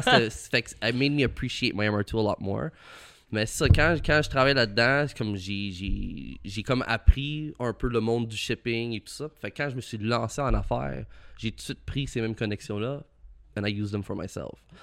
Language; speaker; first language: French; early bilingual, heritage; French